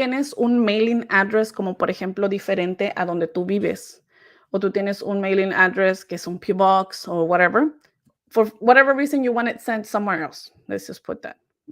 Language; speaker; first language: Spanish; early bilingual, heritage; Spanish